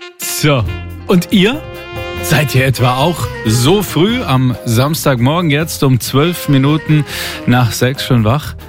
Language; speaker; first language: German; native; German